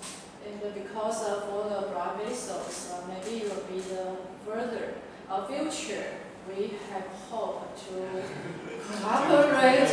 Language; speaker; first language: English; non-native, learner; Chinese